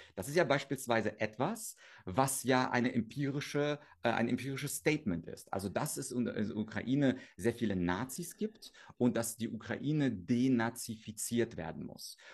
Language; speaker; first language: German; early bilingual, other home language; Russian